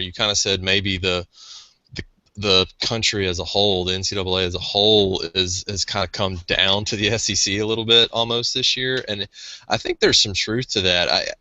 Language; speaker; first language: English; native; English